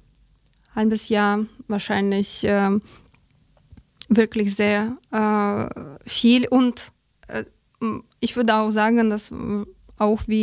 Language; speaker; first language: German; non-native, learner; Ukrainian